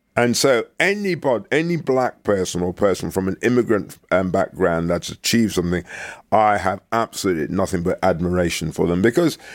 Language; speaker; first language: English; native; English